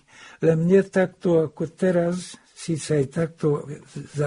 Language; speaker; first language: Slovak; early bilingual, heritage; Hungarian